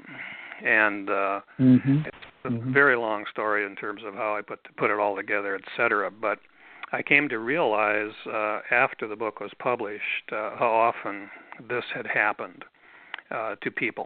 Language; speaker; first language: English; native; English